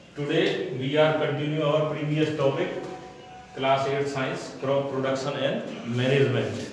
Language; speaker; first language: English; non-native, local second language; Hindi